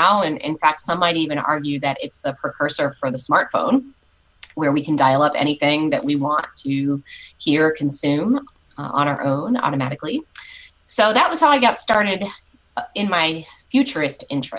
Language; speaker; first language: English; native; English